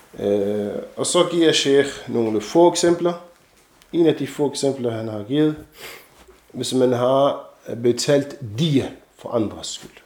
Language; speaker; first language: Danish; non-native, fluent; Arabic